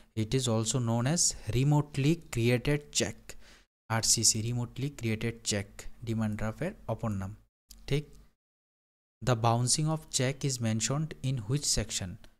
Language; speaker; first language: English; non-native, local second language; Bangla